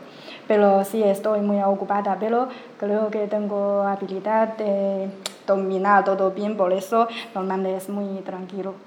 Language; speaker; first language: Spanish; non-native, learner; Chinese